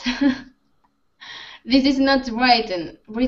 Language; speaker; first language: Spanish; native; Spanish